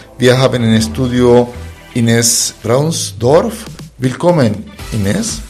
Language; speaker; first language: German; non-native, fluent; Spanish